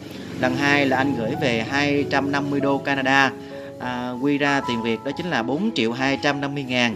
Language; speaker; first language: Vietnamese; native; Vietnamese